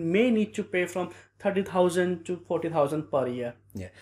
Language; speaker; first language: English; non-native, local second language; Nepali